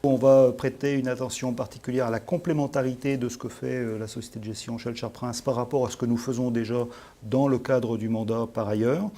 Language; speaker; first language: French; native; French